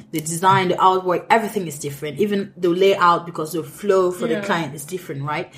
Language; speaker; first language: English; non-native, local second language; French